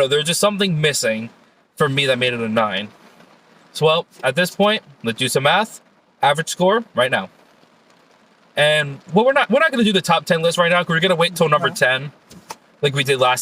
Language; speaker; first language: English; native; English